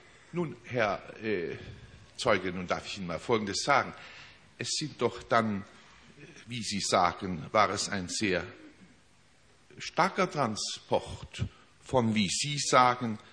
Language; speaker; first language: German; native; German